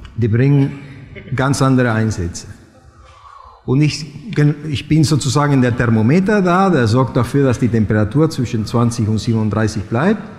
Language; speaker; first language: German; non-native, fluent; Spanish